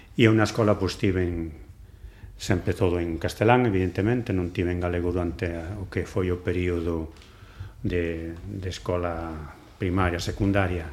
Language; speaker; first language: Galician; non-native, local second language; Spanish